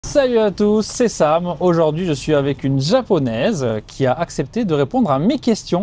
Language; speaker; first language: French; native; French